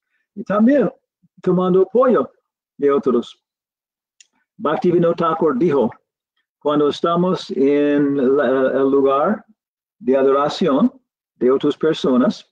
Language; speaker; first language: Spanish; non-native, learner; English